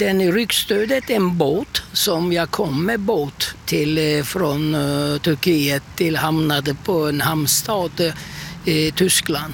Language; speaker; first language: Swedish; non-native, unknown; Turkish